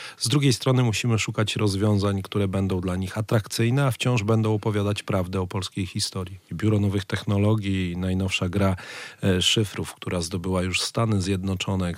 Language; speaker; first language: Polish; native; Polish